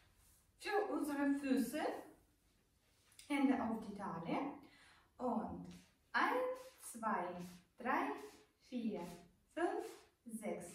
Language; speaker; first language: German; non-native, learner; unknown